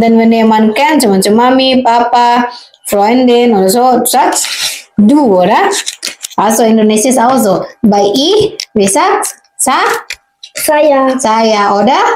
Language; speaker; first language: German; non-native, learner; Indonesian